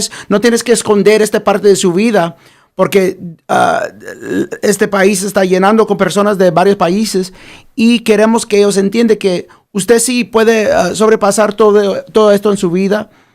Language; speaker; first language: Spanish; early bilingual, heritage; Spanish